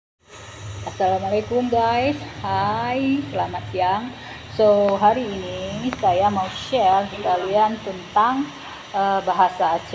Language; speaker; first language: Indonesian; non-native, local second language; Achinese